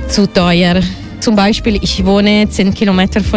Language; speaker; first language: German; non-native, learner; Italian